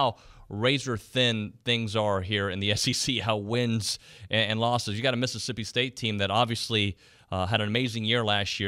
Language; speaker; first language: English; native; English